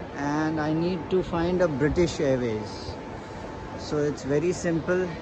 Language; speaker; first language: English; non-native, local second language; Hindi